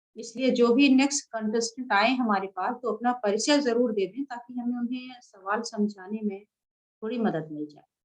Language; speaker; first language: Hindi; native; Hindi